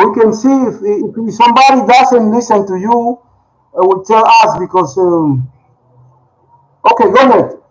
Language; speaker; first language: English; non-native, learner; Spanish